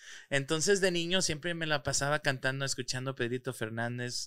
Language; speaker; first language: Spanish; early bilingual, heritage; Spanish